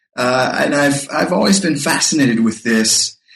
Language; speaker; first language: English; native; English